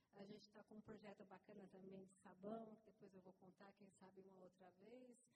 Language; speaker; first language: Portuguese; native; Portuguese